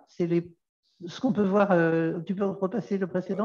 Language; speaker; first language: French; native; French